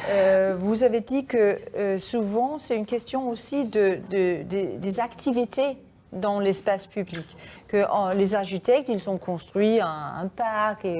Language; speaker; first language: French; non-native, fluent; Danish